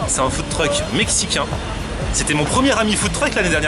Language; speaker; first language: French; native; French